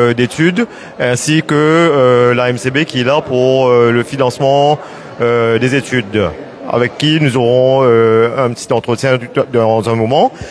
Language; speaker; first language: French; non-native, local second language; Morisyen